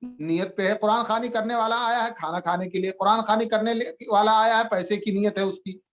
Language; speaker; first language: Urdu; native; Urdu